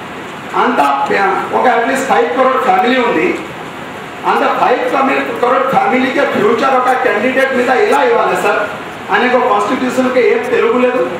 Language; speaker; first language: Telugu; non-native, local second language; Hindi